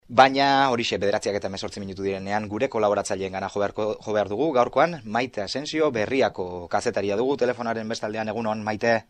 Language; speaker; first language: Basque; native; Basque